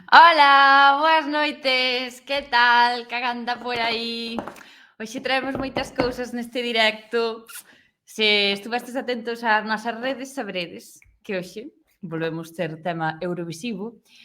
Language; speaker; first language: Galician; native; Galician